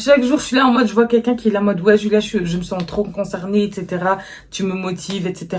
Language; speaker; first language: French; native; French